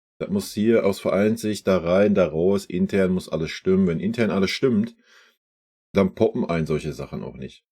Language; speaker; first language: German; native; German